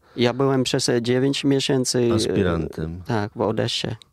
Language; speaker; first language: Polish; non-native, learner; Vietnamese